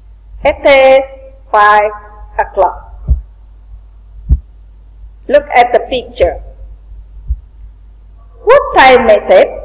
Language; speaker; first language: English; non-native, learner; Indonesian